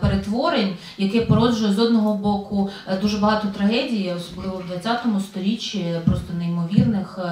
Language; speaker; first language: Ukrainian; native; Ukrainian